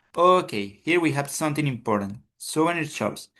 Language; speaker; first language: English; non-native, fluent; Spanish